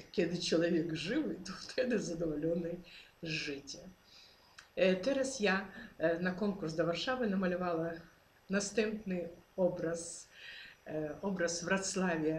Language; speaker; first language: Polish; non-native, fluent; Ukrainian